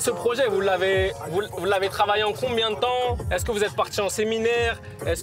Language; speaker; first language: French; native; French